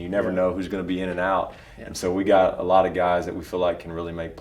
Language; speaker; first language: English; native; English